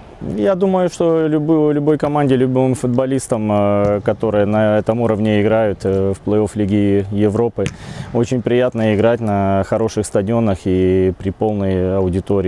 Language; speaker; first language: Russian; native; Russian